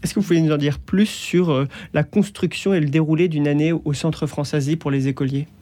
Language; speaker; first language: French; native; French